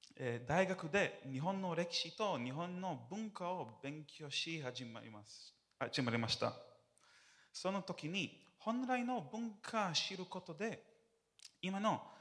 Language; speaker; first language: Japanese; non-native, learner; English